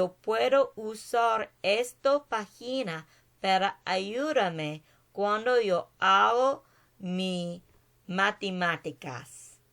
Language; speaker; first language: Spanish; non-native, learner; English